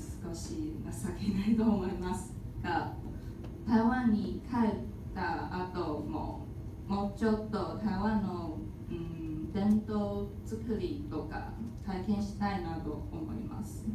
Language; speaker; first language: Japanese; non-native, learner; Chinese